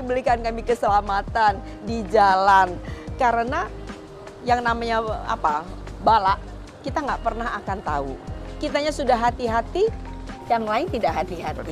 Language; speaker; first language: Indonesian; native; Indonesian